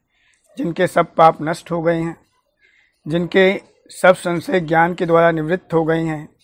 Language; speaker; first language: Hindi; native; Hindi